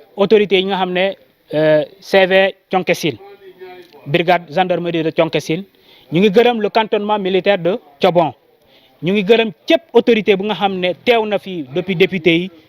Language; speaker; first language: Wolof; non-native, local second language; Jola-Fonyi